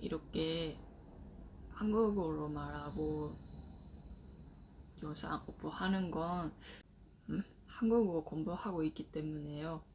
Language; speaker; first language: Korean; non-native, learner; Japanese